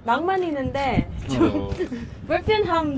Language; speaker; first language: Korean; non-native, fluent; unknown